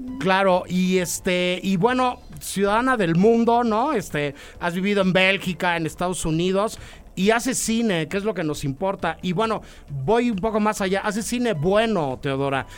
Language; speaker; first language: Spanish; native; Spanish